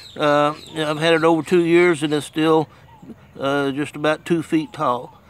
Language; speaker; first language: English; native; English